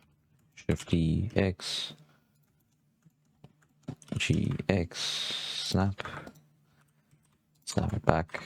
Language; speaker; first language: English; native; English